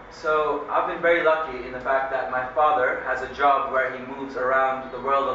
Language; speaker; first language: English; early bilingual, other home language; Hindi